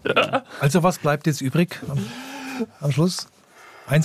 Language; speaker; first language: German; native; German